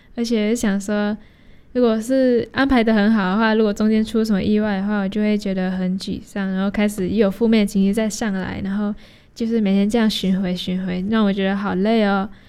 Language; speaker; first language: Chinese; native; Chinese